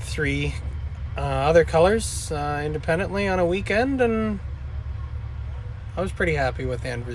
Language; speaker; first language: English; native; English